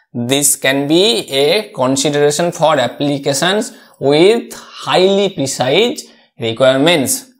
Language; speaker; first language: English; non-native, local second language; Bangla